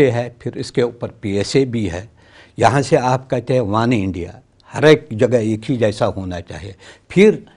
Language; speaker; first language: Hindi; non-native, local second language; Kashmiri